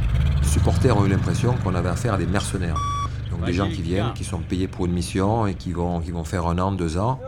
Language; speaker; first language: French; native; French